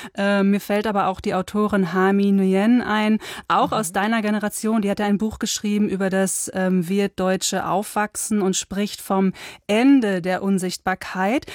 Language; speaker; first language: German; native; German